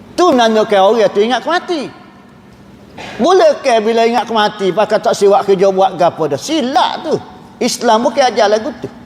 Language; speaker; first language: Malay; native; Malay